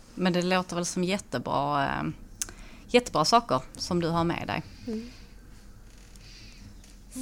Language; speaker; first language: Swedish; native; Swedish